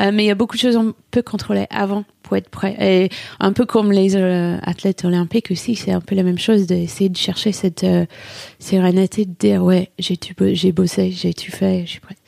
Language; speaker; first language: French; non-native, fluent; English